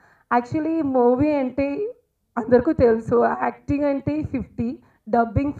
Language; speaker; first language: Telugu; non-native, learner; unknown